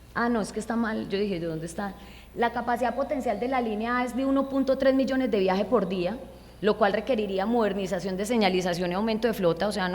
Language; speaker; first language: Spanish; native; Spanish